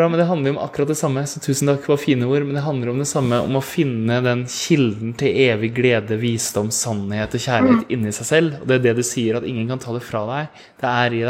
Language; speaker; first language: Norwegian; native; Norwegian